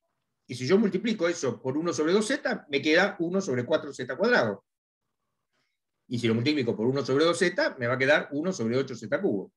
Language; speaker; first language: Spanish; native; Spanish